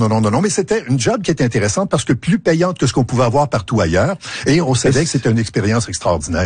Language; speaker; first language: French; native; French